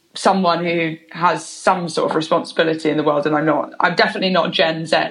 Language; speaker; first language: English; native; English